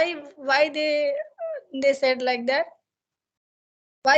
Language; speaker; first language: English; non-native, learner; Hindi